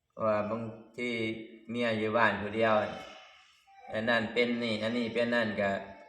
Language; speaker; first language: Lao; native; Lao